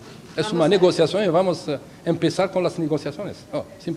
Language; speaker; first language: Spanish; non-native, fluent; Arabic